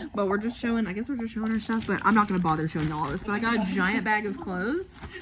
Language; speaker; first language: English; native; English